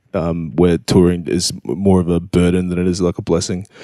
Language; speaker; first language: English; native; English